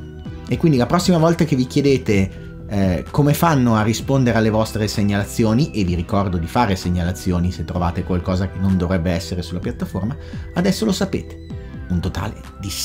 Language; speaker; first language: Italian; native; Italian